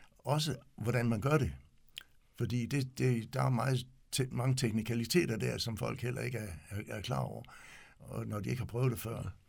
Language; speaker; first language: Danish; native; Danish